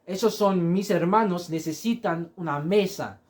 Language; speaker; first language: Spanish; non-native, fluent; English